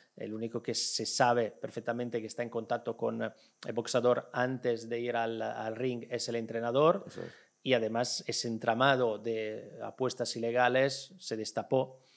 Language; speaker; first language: Spanish; non-native, fluent; Italian